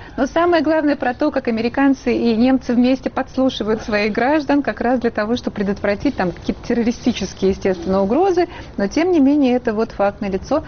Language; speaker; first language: Russian; native; Russian